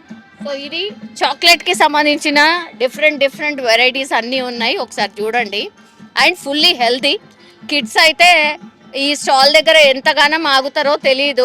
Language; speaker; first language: Telugu; native; Telugu